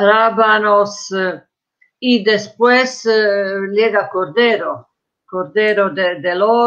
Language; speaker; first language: Spanish; non-native, fluent; Croatian